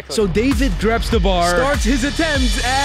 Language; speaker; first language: English; native; English